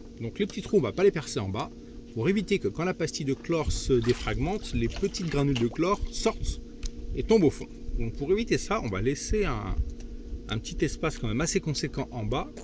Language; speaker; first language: French; native; French